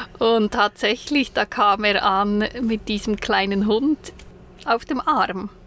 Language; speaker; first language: German; native; German